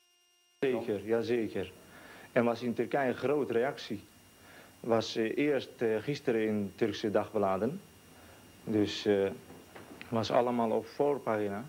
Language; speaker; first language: Dutch; non-native, learner; Turkish